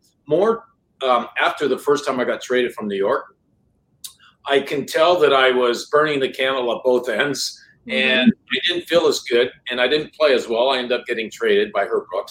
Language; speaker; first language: English; non-native, fluent; French